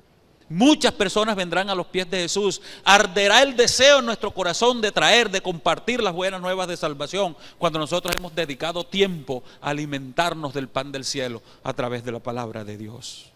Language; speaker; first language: Spanish; native; Spanish